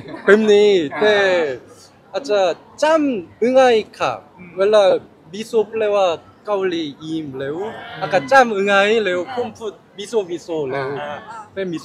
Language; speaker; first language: Thai; non-native, learner; Korean